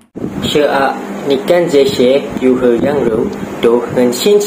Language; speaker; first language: Chinese; non-native, learner; Malay